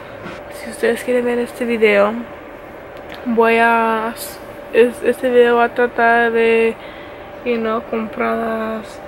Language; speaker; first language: Spanish; early bilingual, other home language; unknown